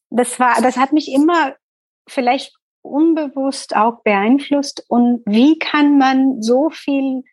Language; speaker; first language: German; non-native, learner; Tamil